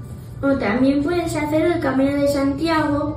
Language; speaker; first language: Spanish; native; Spanish